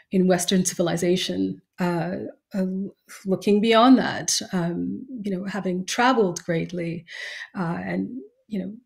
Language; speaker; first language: English; native; English